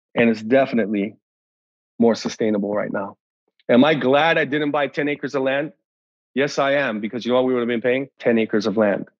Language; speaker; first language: English; native; English